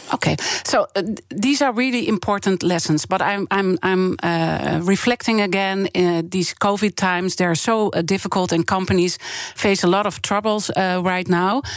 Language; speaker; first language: English; non-native, fluent; Dutch